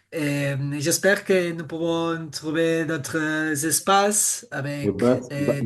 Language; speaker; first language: French; non-native, fluent; Catalan